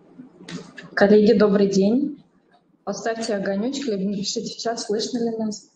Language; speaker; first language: Russian; native; Russian